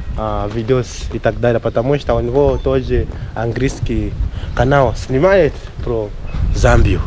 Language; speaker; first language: Russian; non-native, fluent; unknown